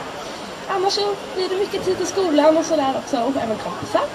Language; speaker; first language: Swedish; native; Swedish